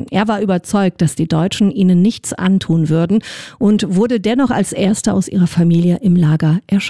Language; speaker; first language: German; native; German